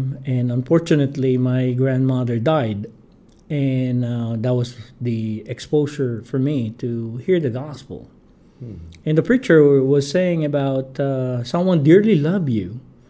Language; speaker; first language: English; non-native, local second language; Filipino